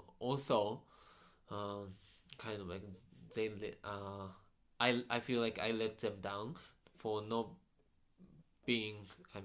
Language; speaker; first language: English; non-native, fluent; Japanese